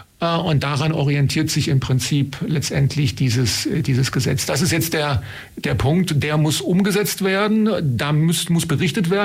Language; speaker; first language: German; native; German